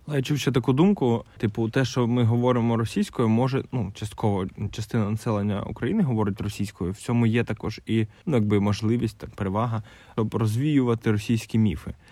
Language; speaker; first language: Ukrainian; non-native, local second language; Russian